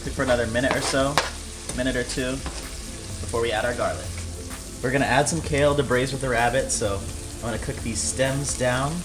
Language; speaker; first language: English; native; English